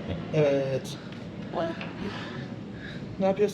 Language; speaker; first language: Turkish; early bilingual, heritage; Turkish